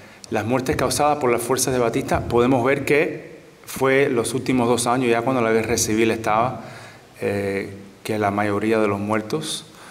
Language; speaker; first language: Spanish; early bilingual, heritage; Spanish